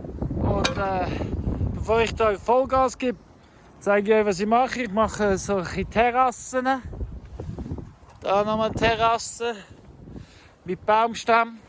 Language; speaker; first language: German; native; German